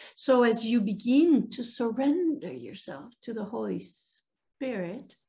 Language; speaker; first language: English; non-native, fluent; Spanish